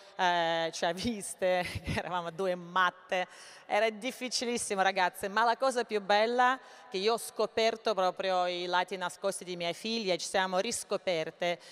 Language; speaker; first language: Italian; non-native, fluent; Russian